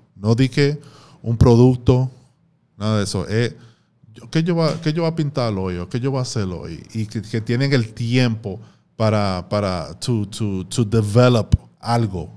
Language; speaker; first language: Spanish; early bilingual, heritage; Spanish